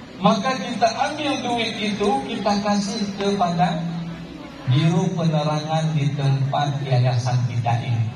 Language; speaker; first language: Indonesian; non-native, local second language; Achinese